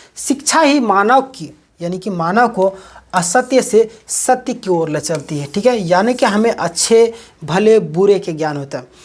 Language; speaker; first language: Hindi; native; Hindi